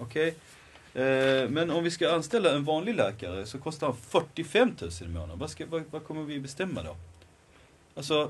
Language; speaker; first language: Swedish; native; Swedish